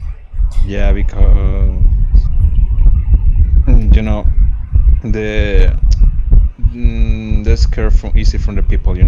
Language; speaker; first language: English; non-native, learner; Spanish